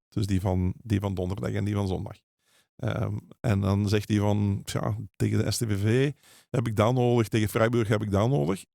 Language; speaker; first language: Dutch; native; Dutch